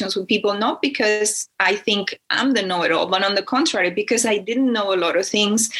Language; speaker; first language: English; non-native, fluent; Spanish